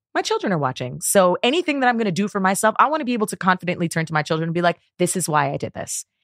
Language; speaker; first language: English; native; English